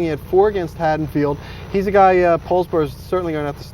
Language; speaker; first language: English; native; English